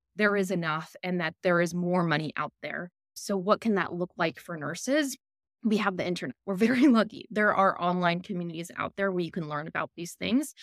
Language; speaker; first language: English; native; English